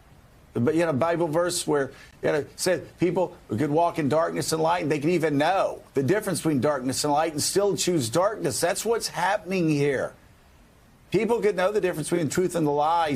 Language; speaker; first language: English; native; English